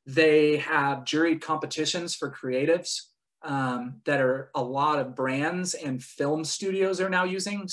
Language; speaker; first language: English; native; English